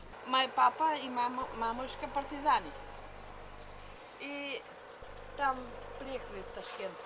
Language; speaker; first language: Russian; non-native, local second language; Macedonian